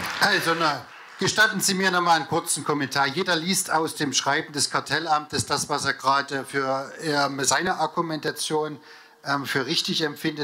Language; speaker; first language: German; native; German